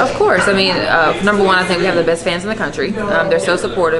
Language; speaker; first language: English; native; English